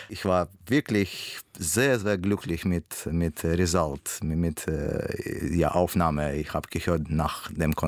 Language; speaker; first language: German; non-native, learner; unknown